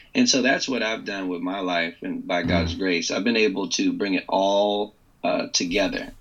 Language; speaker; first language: English; native; English